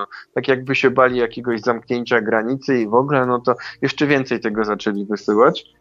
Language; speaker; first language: Polish; native; Polish